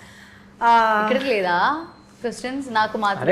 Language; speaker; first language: Telugu; non-native, learner; Malayalam